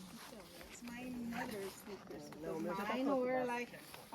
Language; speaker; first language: English; non-native, learner; Portuguese